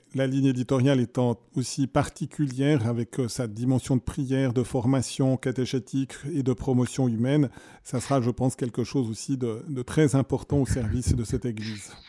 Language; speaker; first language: French; native; French